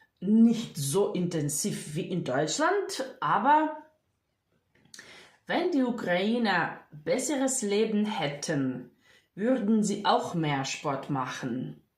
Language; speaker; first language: German; non-native, fluent; Ukrainian